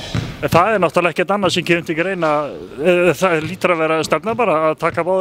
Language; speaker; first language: Icelandic; native; Icelandic